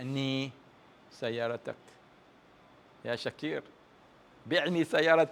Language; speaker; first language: Arabic; non-native, fluent; English